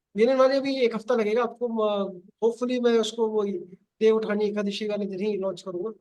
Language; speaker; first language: Hindi; native; Hindi